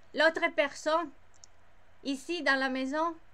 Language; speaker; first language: French; non-native, learner; English